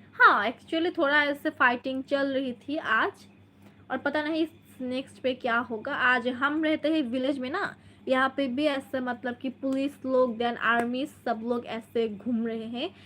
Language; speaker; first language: Hindi; non-native, local second language; Bangla